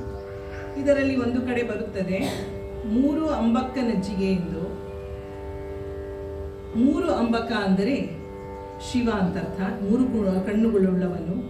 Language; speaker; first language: Kannada; native; Kannada